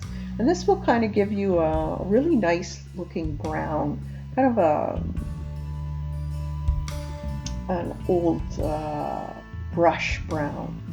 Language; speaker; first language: English; native; English